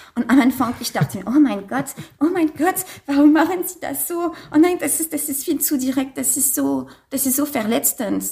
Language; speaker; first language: German; non-native, fluent; French